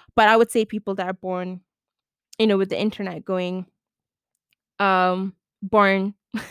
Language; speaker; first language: English; non-native, local second language; Malay